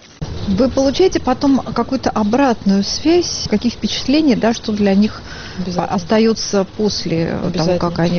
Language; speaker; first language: Russian; native; Russian